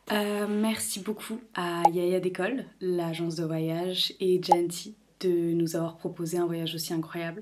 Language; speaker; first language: French; native; French